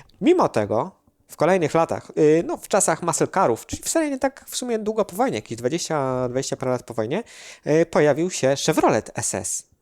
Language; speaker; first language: Polish; native; Polish